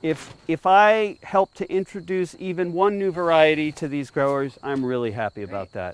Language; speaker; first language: English; native; English